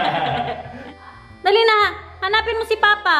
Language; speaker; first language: Filipino; non-native, local second language; Cebuano